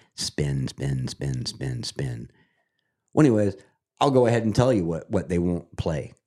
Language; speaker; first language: English; native; English